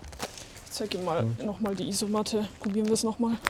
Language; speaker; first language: German; native; German